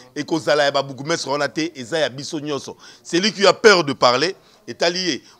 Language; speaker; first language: French; non-native, local second language; Lingala